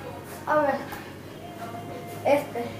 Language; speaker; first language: Spanish; native; Spanish